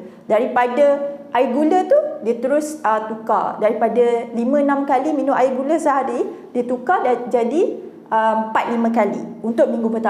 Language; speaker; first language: Malay; native; Malay